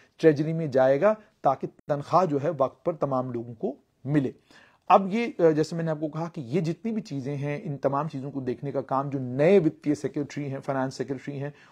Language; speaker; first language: Hindi; non-native, local second language; Kashmiri